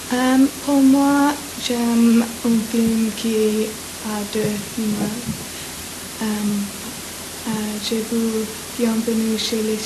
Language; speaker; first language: French; non-native, learner; English